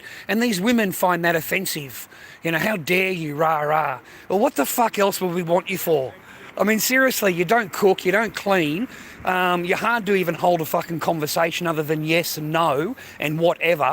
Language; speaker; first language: English; native; English